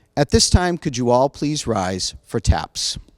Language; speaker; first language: English; native; English